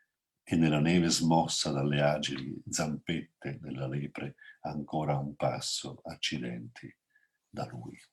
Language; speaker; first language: Italian; native; Italian